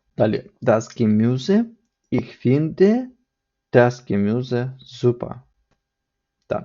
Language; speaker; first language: German; non-native, fluent; Ukrainian